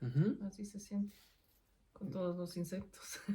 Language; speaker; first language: Spanish; non-native, fluent; German